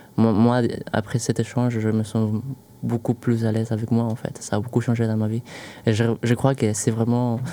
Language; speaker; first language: French; non-native, fluent; Spanish